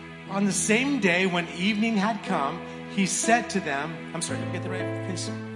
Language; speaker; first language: English; native; English